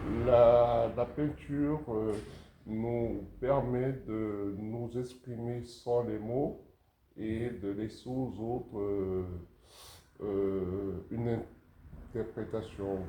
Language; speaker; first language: French; native; French